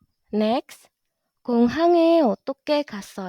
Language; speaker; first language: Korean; non-native, fluent; Indonesian